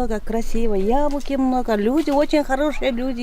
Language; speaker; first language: Russian; non-native, local second language; Uzbek